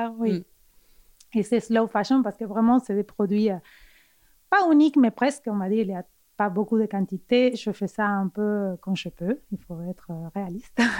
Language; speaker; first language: French; non-native, fluent; Spanish